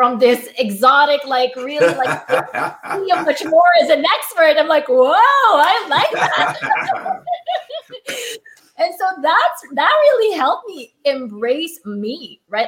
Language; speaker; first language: English; non-native, local second language; Filipino